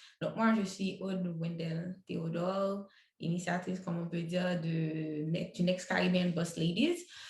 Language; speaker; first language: French; non-native, local second language; Haitian Creole